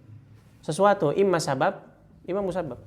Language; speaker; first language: Arabic; non-native, fluent; Indonesian